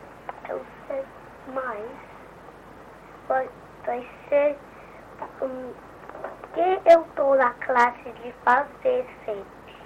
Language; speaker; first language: Portuguese; early bilingual, heritage; Portuguese